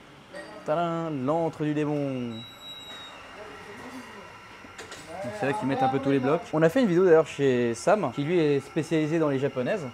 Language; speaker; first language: French; native; French